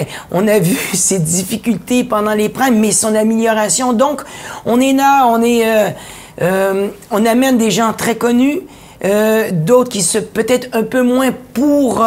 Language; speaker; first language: French; native; French